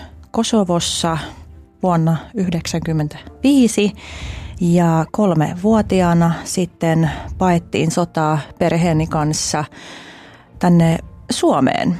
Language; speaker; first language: Finnish; early bilingual, other home language; Albanian